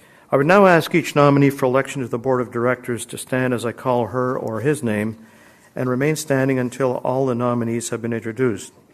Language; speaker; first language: English; native; English